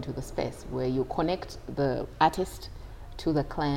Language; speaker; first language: English; non-native, local second language; Ganda